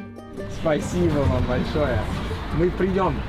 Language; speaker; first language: Russian; non-native, fluent; English